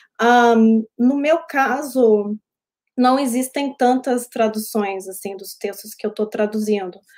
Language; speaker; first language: Portuguese; early bilingual, heritage; Portuguese